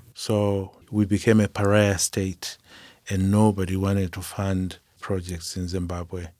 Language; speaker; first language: English; non-native, local second language; Shona